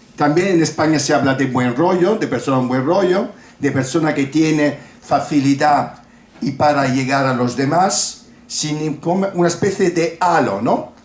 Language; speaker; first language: Spanish; non-native, fluent; Italian